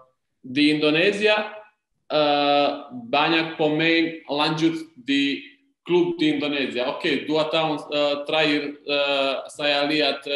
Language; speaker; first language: Indonesian; non-native, learner; Serbian